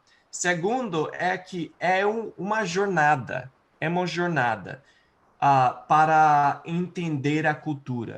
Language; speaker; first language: Portuguese; non-native, fluent; English